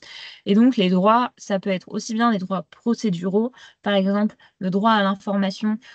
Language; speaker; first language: French; native; French